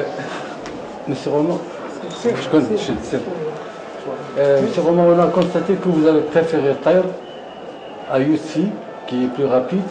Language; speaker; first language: French; non-native, local second language; Arabic